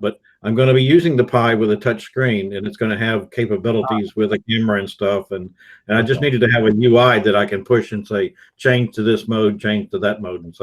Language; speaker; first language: English; native; English